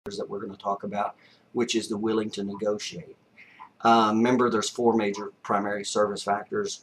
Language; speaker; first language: English; native; English